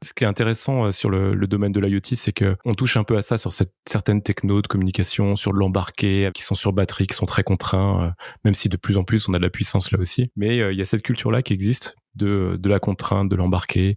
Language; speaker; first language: French; native; French